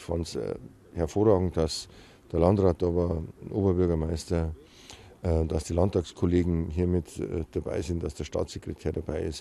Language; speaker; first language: German; native; German